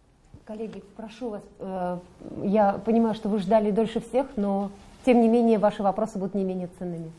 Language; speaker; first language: Russian; native; Russian